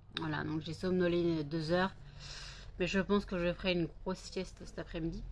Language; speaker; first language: French; native; French